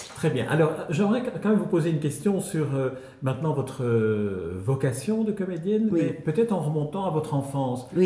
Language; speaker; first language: French; native; French